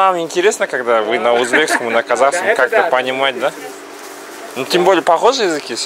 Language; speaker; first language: Russian; non-native, local second language; Kazakh